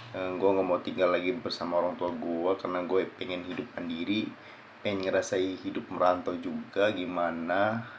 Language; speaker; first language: Indonesian; early bilingual, heritage; Indonesian